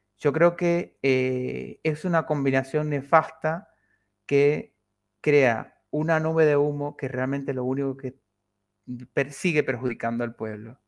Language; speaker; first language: Spanish; native; Spanish